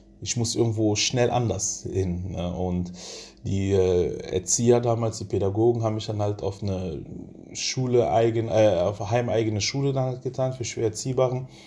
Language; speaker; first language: German; early bilingual, other home language; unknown